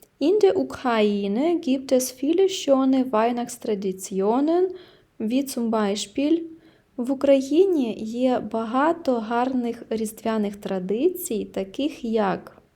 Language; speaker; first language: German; non-native, fluent; Ukrainian